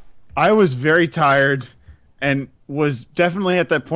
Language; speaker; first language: English; native; English